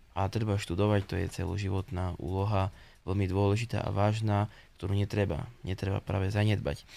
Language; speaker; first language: Slovak; native; Slovak